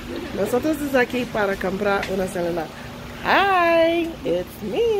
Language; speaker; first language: Spanish; non-native, learner; English